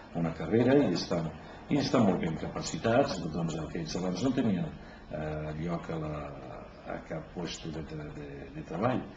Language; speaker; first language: Catalan; native; Catalan